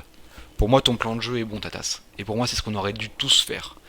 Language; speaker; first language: French; native; French